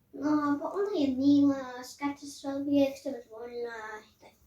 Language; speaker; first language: Polish; early bilingual, heritage; Samoan